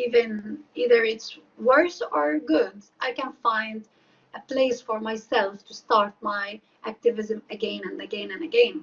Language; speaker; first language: English; non-native, fluent; Arabic